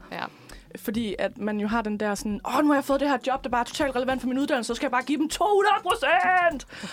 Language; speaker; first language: Danish; native; Danish